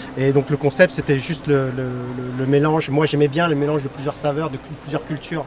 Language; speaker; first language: French; early bilingual, other home language; Khmer